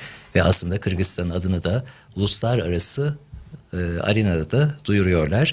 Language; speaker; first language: Turkish; native; Turkish